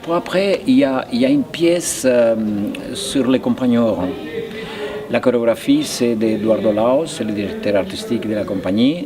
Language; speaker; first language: French; non-native, fluent; Spanish